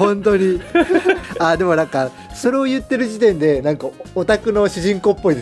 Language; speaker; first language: Japanese; native; Japanese